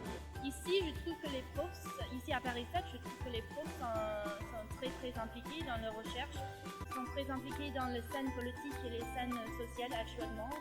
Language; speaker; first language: French; non-native, fluent; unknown